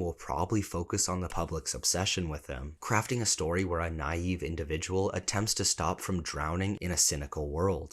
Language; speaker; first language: English; native; English